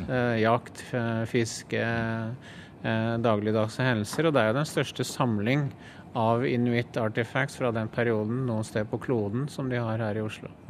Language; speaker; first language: Norwegian; native; Norwegian